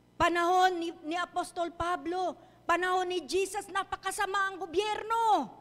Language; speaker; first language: Filipino; non-native, local second language; Chavacano